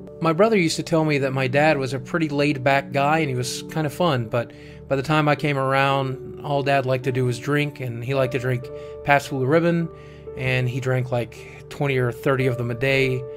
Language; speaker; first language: English; native; English